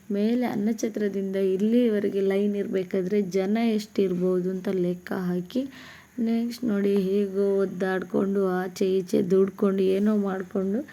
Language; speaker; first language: Kannada; non-native, local second language; Tulu